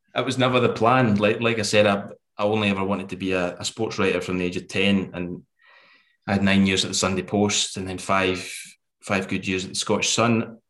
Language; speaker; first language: English; native; English